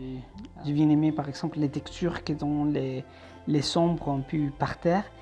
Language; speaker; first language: French; non-native, fluent; Spanish